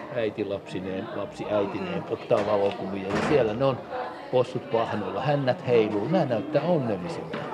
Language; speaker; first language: Finnish; native; Finnish